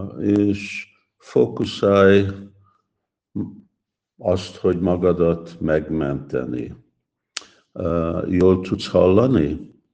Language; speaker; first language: Hungarian; early bilingual, heritage; Hungarian